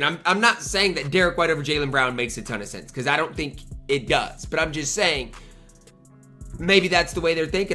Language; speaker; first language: English; native; English